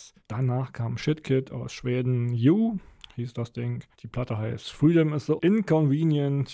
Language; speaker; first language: German; native; German